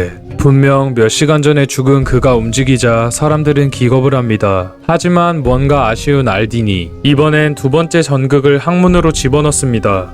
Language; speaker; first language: Korean; native; Korean